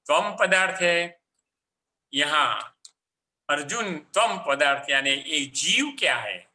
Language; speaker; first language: Hindi; non-native, local second language; Gujarati